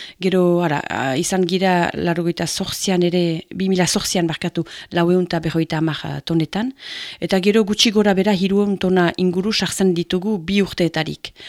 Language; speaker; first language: Basque; native; Basque